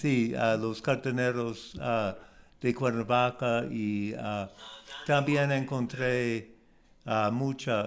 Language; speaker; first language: Spanish; non-native, learner; English